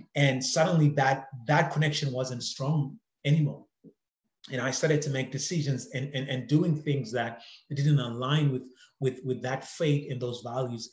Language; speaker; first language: English; non-native, local second language; Shona